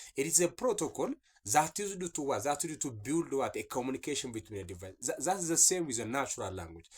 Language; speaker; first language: English; non-native, local second language; Amharic